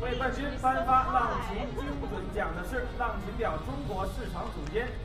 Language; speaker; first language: Chinese; native; Chinese